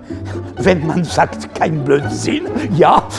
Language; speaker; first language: German; non-native, learner; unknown